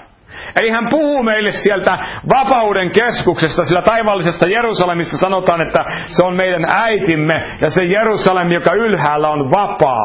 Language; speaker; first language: Finnish; native; Finnish